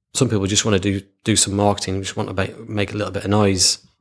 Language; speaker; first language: English; native; English